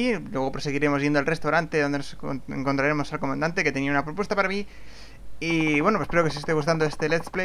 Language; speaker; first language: Spanish; native; Spanish